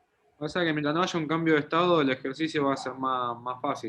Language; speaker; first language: Spanish; native; Spanish